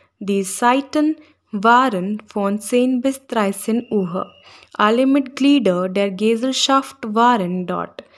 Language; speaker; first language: German; non-native, learner; Hindi